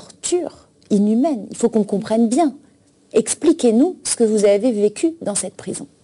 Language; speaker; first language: French; native; French